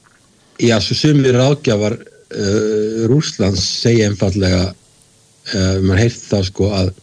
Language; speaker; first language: Icelandic; native; Icelandic